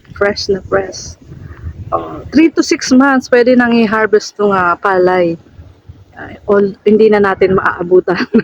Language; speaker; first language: Filipino; non-native, local second language; Bikol